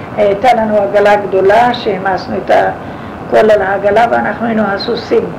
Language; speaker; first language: Hebrew; non-native, fluent; Yiddish